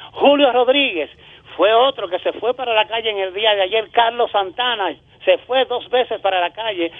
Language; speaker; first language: Spanish; native; Spanish